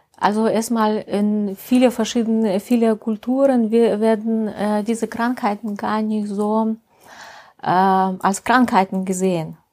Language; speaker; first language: German; non-native, fluent; Russian